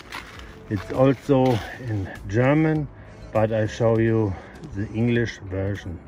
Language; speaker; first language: English; non-native, learner; German